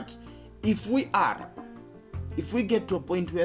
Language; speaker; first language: English; non-native, local second language; Kikuyu